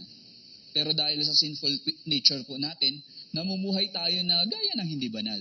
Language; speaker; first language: Filipino; native; Filipino